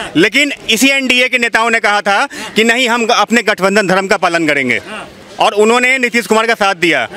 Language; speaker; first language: Hindi; native; Hindi